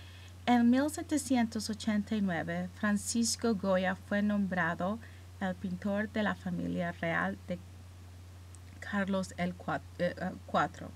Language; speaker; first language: Spanish; early bilingual, heritage; English